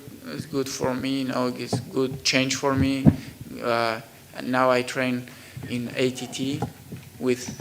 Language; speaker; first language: English; non-native, learner; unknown